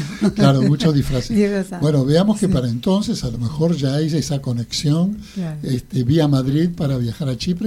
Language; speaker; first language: Spanish; native; Spanish